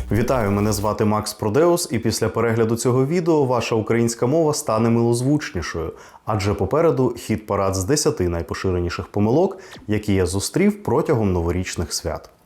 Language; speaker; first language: Ukrainian; non-native, local second language; Russian